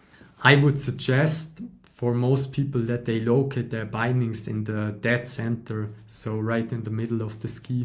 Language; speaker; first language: English; non-native, fluent; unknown